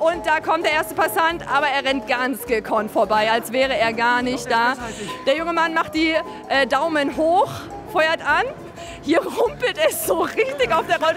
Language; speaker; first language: German; native; German